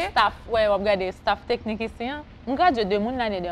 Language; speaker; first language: French; non-native, local second language; Haitian Creole